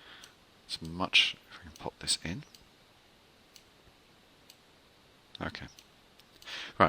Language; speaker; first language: English; native; English